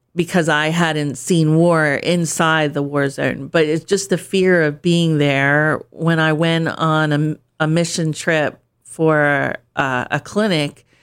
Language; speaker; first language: English; native; English